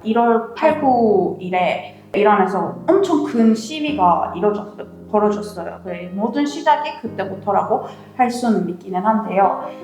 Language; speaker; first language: Korean; non-native, fluent; Persian